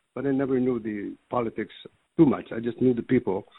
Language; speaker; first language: English; early bilingual, other home language; Filipino